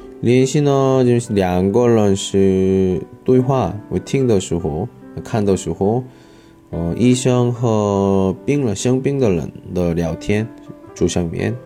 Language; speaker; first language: Chinese; non-native, learner; Korean